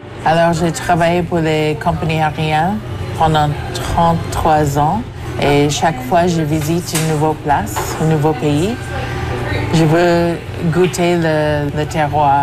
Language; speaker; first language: French; non-native, local second language; English